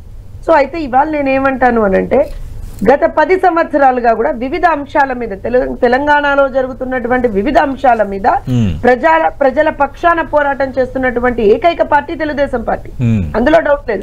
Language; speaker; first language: Telugu; native; Telugu